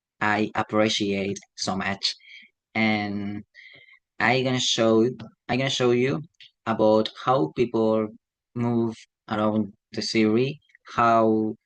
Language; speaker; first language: English; non-native, learner; Spanish